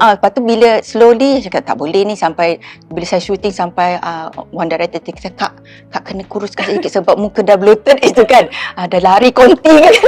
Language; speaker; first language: Malay; native; Malay